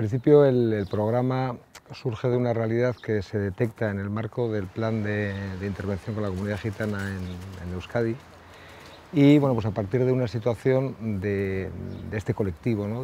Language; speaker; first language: Spanish; native; Spanish